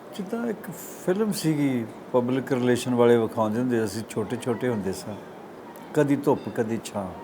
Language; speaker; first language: Punjabi; native; Punjabi